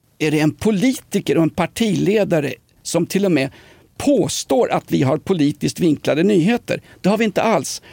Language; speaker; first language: Swedish; native; Swedish